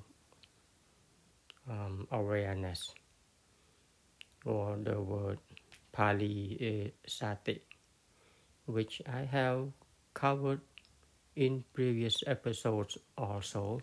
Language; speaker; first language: English; non-native, fluent; Khmer